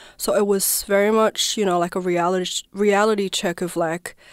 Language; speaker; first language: English; non-native, fluent; Chinese